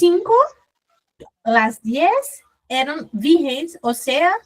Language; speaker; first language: Spanish; non-native, fluent; Portuguese